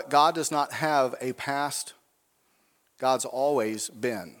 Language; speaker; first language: English; native; English